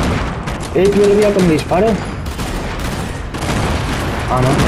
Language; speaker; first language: Spanish; native; Spanish